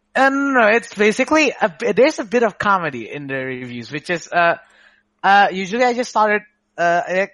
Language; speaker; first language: English; non-native, fluent; Indonesian